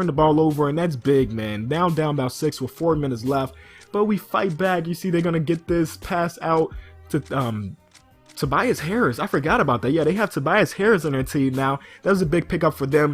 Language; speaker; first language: English; native; English